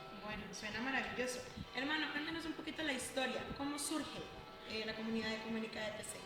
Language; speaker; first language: Spanish; native; Spanish